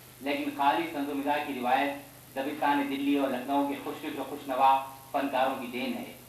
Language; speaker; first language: Urdu; native; Urdu